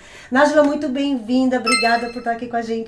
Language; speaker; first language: Portuguese; native; Portuguese